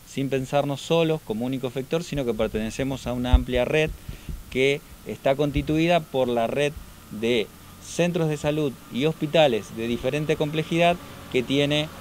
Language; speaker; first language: Spanish; native; Spanish